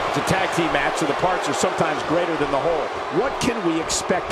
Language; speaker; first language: English; native; English